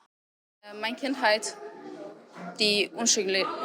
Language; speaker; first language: German; non-native, fluent; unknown